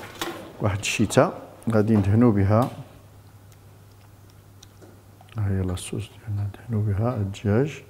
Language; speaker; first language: Arabic; native; Arabic